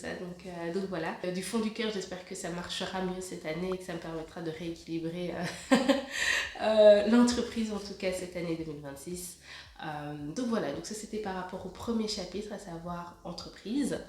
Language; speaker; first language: French; native; French